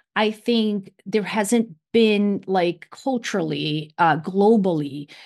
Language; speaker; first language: English; non-native, fluent; Portuguese